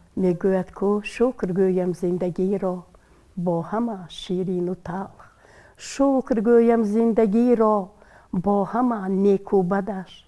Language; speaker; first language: Tajik; non-native, local second language; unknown